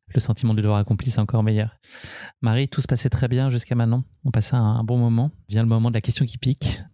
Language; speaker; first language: French; native; French